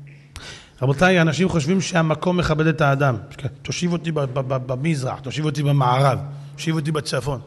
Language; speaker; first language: Hebrew; native; Hebrew